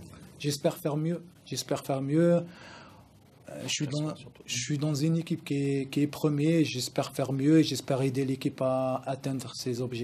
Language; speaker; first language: French; non-native, local second language; Arabic